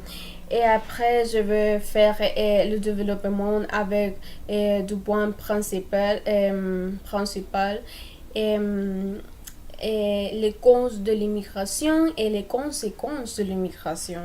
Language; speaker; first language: French; non-native, learner; Spanish